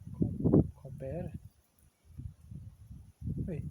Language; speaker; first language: French; non-native, learner; Portuguese